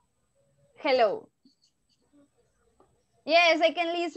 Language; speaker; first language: English; non-native, fluent; Spanish